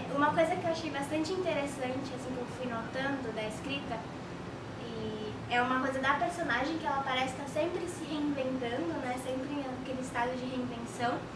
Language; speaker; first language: Portuguese; native; Portuguese